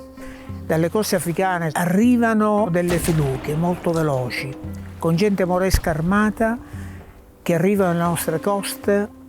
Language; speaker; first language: Italian; native; Italian